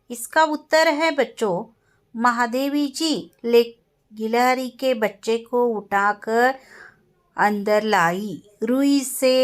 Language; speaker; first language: Hindi; non-native, local second language; Kannada